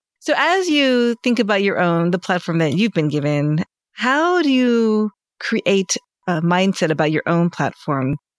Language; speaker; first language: English; native; English